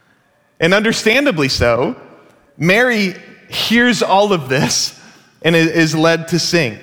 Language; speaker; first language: English; native; English